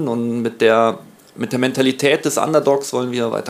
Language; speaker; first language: German; native; German